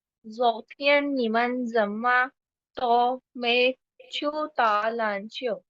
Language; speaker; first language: Chinese; non-native, learner; Urdu